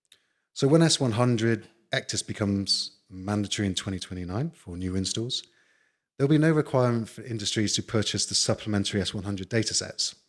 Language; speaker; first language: English; native; English